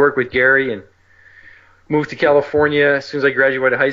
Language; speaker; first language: English; native; English